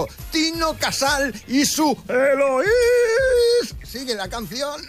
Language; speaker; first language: Spanish; native; Spanish